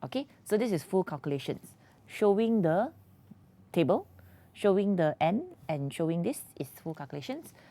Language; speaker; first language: English; non-native, local second language; Malay